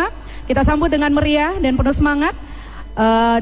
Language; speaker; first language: Indonesian; native; Indonesian